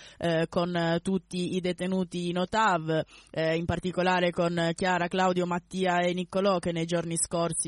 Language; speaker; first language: Italian; native; Italian